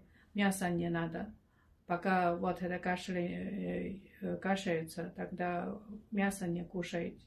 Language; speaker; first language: Russian; non-native, learner; Chinese